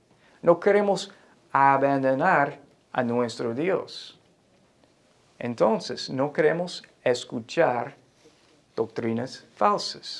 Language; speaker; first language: Spanish; non-native, fluent; English